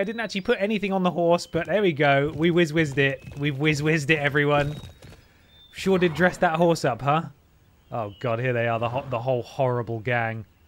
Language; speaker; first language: English; native; English